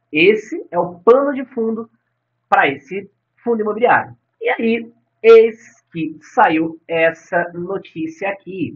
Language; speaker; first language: Portuguese; native; Portuguese